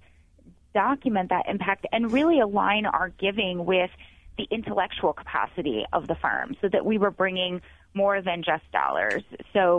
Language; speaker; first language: English; native; English